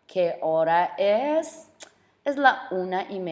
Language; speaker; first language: Spanish; non-native, fluent; English